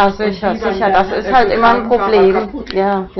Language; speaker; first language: German; non-native, local second language; Spanish